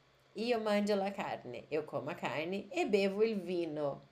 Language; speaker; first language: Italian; non-native, fluent; Portuguese